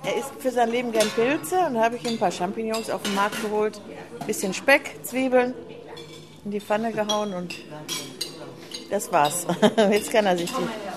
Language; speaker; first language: German; native; German